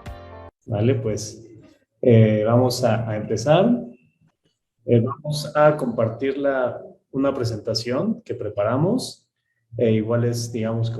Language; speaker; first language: Spanish; native; Spanish